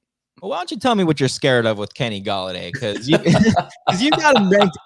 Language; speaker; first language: English; native; English